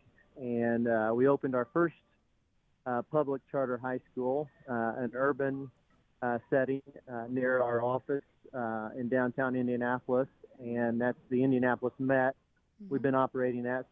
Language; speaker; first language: English; native; English